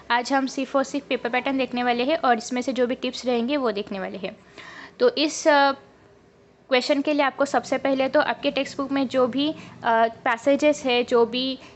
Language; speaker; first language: Hindi; non-native, local second language; Marathi